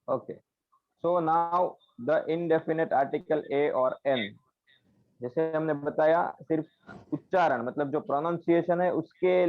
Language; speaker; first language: Hindi; non-native, local second language; Gujarati